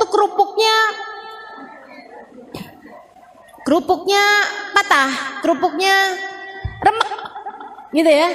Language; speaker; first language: Indonesian; native; Indonesian